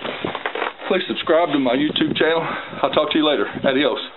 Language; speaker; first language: English; native; English